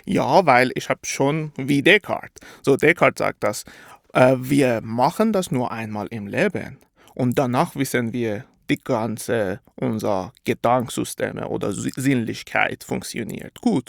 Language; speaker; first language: German; non-native, fluent; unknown